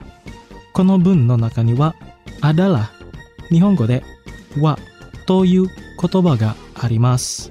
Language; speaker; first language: Japanese; non-native, fluent; Indonesian